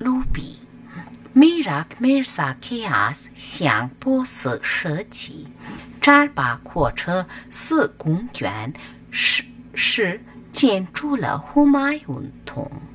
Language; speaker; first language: Chinese; non-native, fluent; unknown